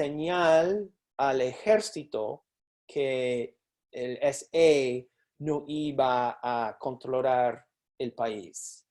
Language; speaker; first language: Spanish; non-native, fluent; English